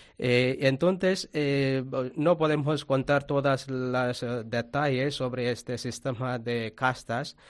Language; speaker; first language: Spanish; non-native, fluent; Tamil